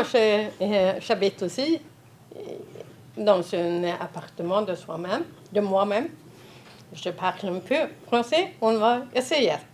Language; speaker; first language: French; non-native, learner; Swedish